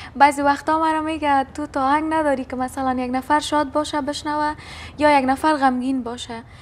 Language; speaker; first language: Persian; non-native, local second language; Turkmen